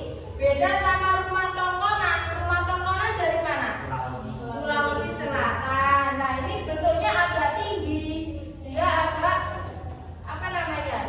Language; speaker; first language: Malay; non-native, local second language; Javanese